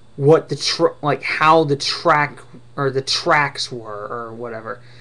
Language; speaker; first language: English; native; English